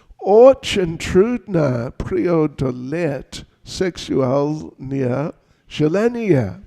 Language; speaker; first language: Russian; non-native, learner; English